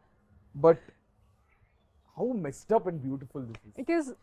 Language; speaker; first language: Telugu; native; Telugu